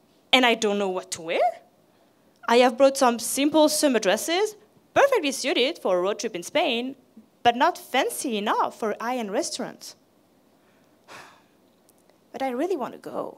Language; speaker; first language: English; non-native, fluent; French